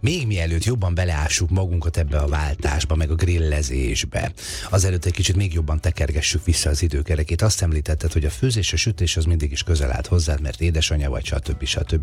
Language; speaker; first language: Hungarian; native; Hungarian